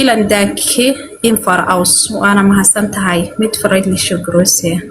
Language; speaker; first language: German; non-native, learner; Somali